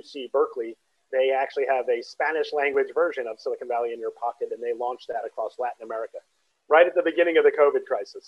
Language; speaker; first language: English; native; English